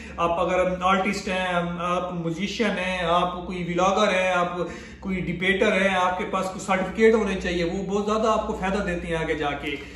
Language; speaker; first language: Urdu; non-native, local second language; Punjabi